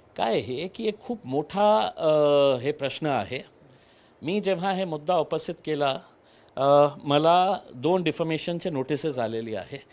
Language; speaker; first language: Marathi; non-native, local second language; Urdu